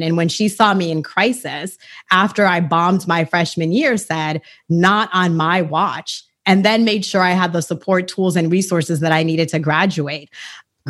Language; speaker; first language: English; early bilingual, other home language; Haitian Creole